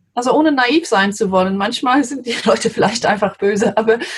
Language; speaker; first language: German; non-native, fluent; English